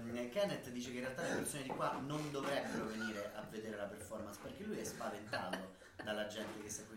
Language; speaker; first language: Italian; native; Italian